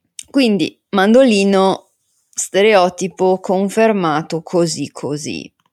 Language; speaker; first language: Italian; native; Italian